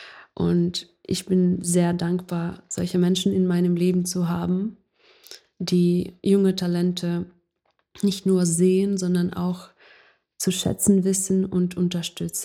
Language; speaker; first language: German; non-native, fluent; Ukrainian